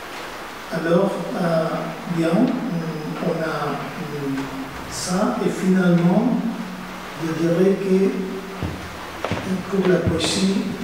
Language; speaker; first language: French; non-native, fluent; Spanish